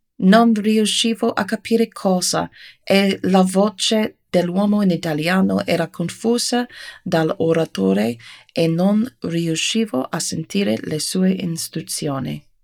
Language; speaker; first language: Italian; non-native, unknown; English